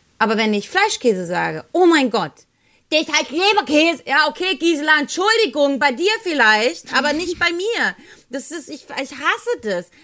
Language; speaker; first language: German; early bilingual, other home language; Spanish